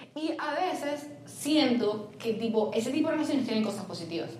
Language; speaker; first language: Spanish; native; Spanish